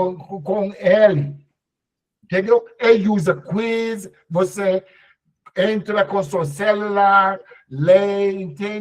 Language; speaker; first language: Portuguese; non-native, learner; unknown